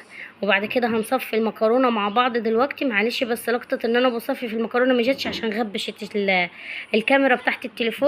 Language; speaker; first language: Arabic; native; Arabic